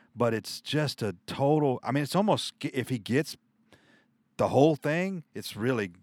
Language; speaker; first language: English; native; English